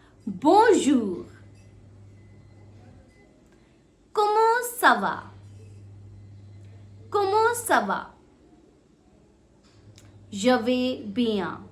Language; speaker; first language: French; non-native, fluent; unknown